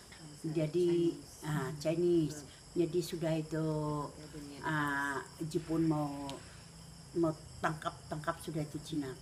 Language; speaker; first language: Indonesian; non-native, local second language; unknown